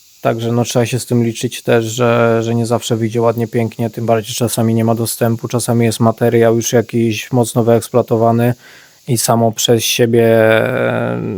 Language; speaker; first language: Polish; native; Polish